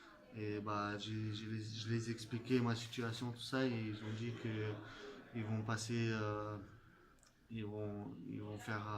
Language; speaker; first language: French; non-native, fluent; Chechen